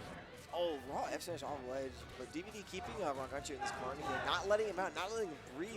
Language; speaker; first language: English; native; English